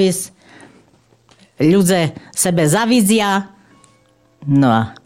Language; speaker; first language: Slovak; native; Slovak